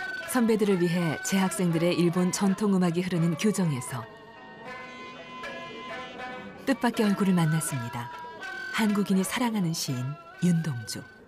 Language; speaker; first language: Korean; non-native, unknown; Japanese